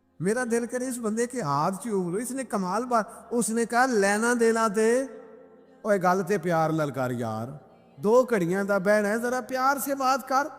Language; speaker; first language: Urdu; non-native, local second language; Punjabi